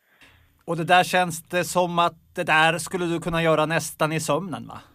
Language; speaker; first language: Swedish; native; Swedish